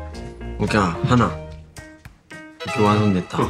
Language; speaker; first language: Korean; non-native, fluent; Japanese